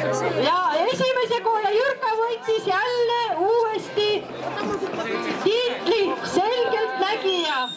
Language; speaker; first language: Estonian; native; Estonian